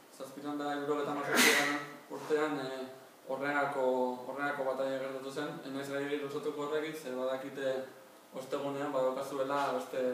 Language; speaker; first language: Basque; non-native, local second language; Spanish